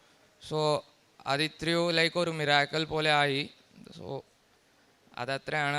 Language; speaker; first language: Malayalam; early bilingual, heritage; Malayalam